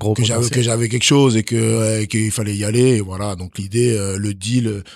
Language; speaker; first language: French; early bilingual, other home language; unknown